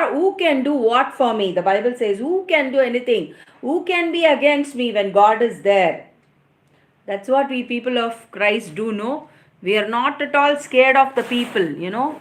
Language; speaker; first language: English; non-native, local second language; Tamil